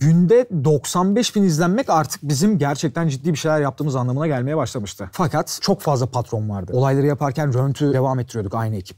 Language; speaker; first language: Turkish; native; Turkish